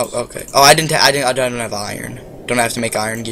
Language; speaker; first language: English; native; English